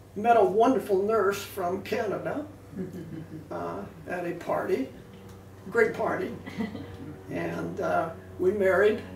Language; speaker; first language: English; native; English